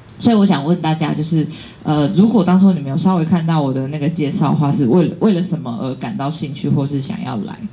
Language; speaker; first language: Chinese; native; Chinese